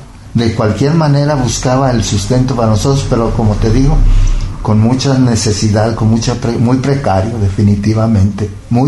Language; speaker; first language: Spanish; native; Spanish